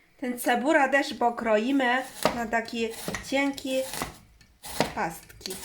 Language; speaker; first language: Polish; non-native, learner; Chinese